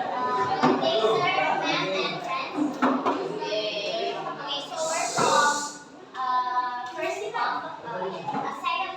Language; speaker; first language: English; non-native, learner; Indonesian